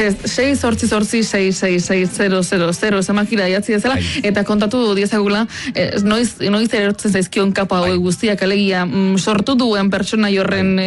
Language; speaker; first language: Basque; native; Basque